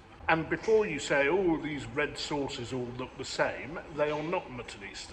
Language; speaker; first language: English; native; English